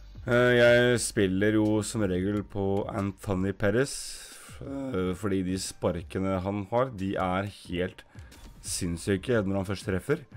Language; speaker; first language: Norwegian; native; Norwegian